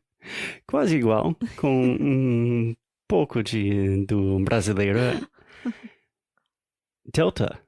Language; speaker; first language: Portuguese; non-native, fluent; English